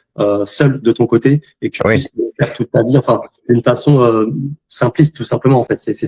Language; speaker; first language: French; native; French